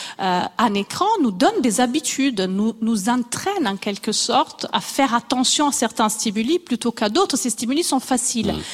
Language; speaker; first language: French; non-native, fluent; Italian